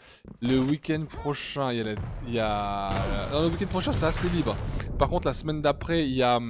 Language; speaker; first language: French; native; French